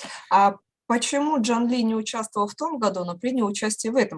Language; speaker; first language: Russian; native; Russian